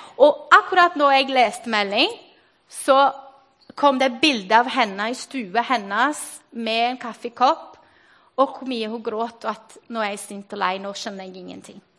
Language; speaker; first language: Norwegian; non-native, fluent; Portuguese